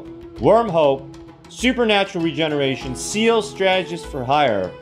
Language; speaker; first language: English; native; English